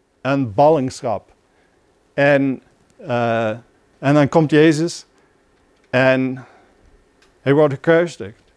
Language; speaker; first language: Dutch; non-native, fluent; English